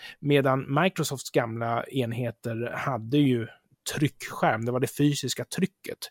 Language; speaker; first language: Swedish; native; Swedish